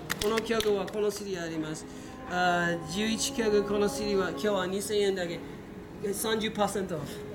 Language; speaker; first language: Japanese; non-native, learner; English